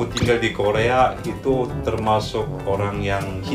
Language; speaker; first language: Indonesian; non-native, fluent; Korean